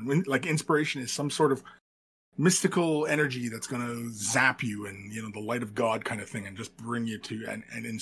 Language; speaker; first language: English; native; English